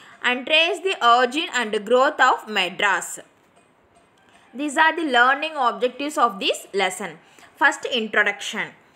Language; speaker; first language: English; non-native, local second language; Tamil